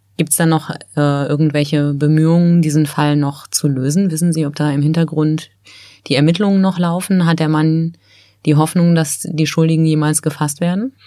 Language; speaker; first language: German; native; German